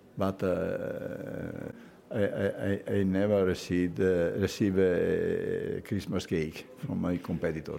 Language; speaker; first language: English; non-native, fluent; Italian